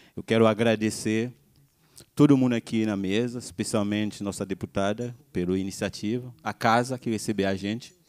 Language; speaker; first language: Portuguese; non-native, fluent; Haitian Creole